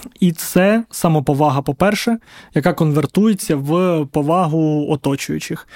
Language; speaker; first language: Ukrainian; non-native, local second language; Russian